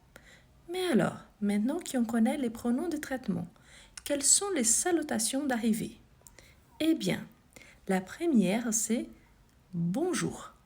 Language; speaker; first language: French; non-native, fluent; Portuguese